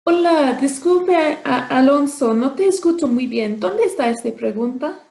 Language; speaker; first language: Spanish; non-native, fluent; English